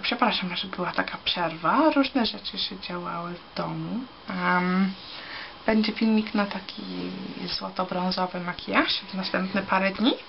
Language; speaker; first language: Polish; early bilingual, heritage; Polish